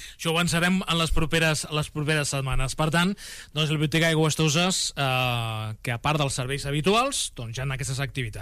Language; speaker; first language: Catalan; native; Catalan